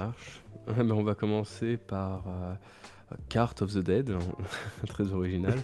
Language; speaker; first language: French; native; French